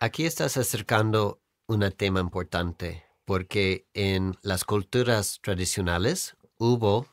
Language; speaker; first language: Spanish; non-native, fluent; English